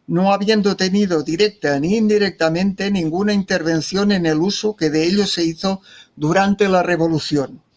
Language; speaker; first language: Spanish; non-native, local second language; Catalan